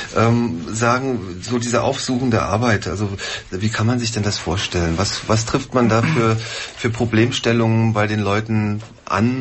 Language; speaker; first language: German; native; German